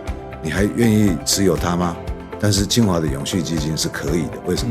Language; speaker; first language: Chinese; native; Chinese